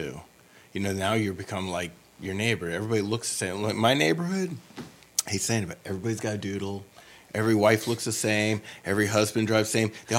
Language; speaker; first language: English; native; English